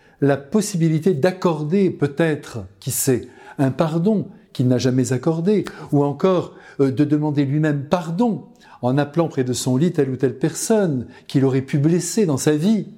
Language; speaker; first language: French; native; French